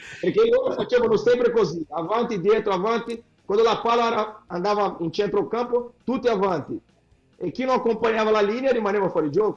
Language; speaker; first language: Italian; non-native, fluent; Portuguese